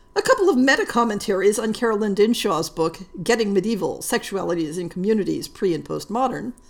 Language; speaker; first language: English; native; English